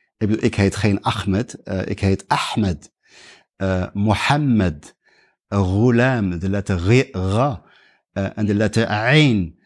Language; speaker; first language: Dutch; early bilingual, other home language; Riffian